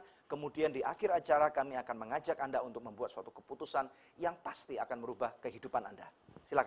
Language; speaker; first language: Indonesian; native; Indonesian